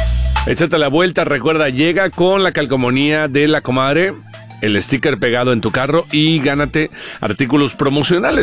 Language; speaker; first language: Spanish; native; Spanish